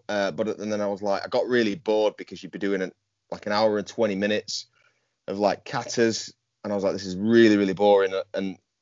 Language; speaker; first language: English; native; English